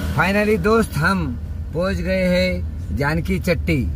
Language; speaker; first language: Hindi; non-native, local second language; Marathi